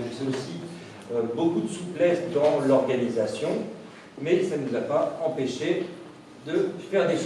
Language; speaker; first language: French; native; French